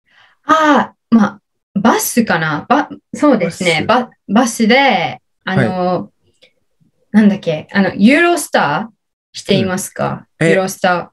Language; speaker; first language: Japanese; non-native, learner; English